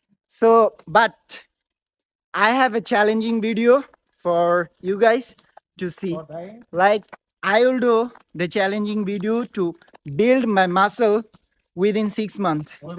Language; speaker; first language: English; non-native, local second language; Bangla